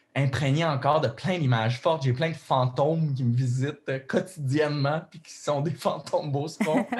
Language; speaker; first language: French; native; French